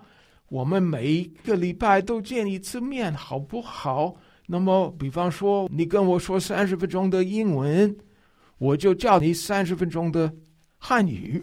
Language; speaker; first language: Chinese; non-native, fluent; English